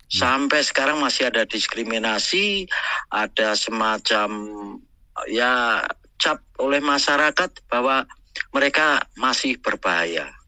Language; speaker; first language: Indonesian; native; Indonesian